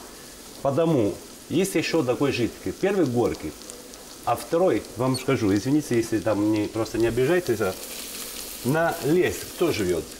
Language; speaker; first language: Russian; non-native, learner; Italian